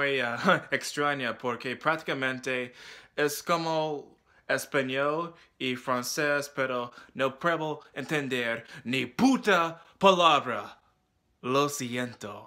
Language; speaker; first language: Spanish; non-native, learner; English